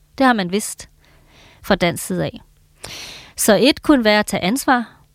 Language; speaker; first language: Danish; native; Danish